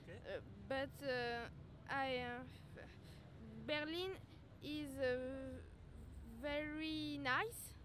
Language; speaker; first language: English; non-native, learner; French